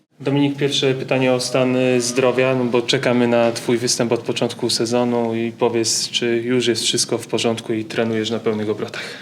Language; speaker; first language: Polish; native; Polish